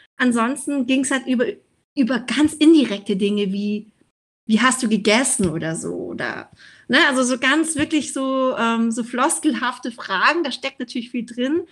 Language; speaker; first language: German; early bilingual, other home language; Vietnamese